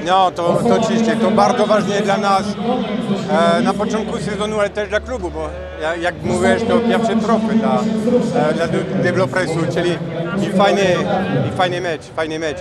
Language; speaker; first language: Polish; non-native, fluent; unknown